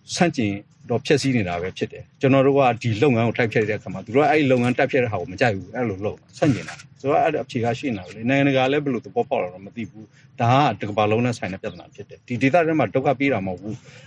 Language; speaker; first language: Burmese; non-native, local second language; S'gaw Karen